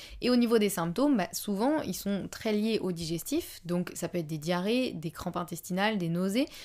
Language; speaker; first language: French; native; French